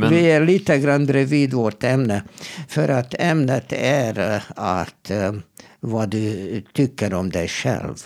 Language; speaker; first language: Swedish; non-native, fluent; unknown